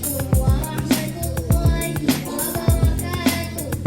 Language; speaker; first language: Indonesian; native; Indonesian